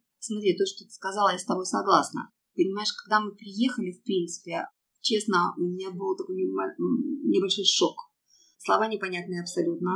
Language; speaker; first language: Russian; native; Russian